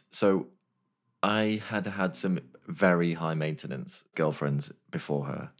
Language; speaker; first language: English; native; English